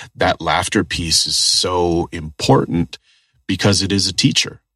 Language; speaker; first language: English; native; English